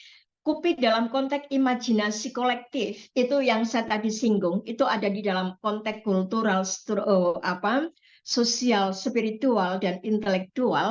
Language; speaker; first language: Indonesian; native; Indonesian